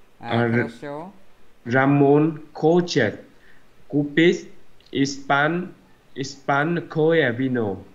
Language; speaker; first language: Russian; non-native, learner; Vietnamese